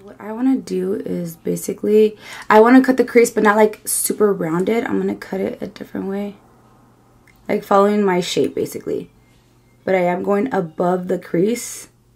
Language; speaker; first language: English; early bilingual, other home language; Spanish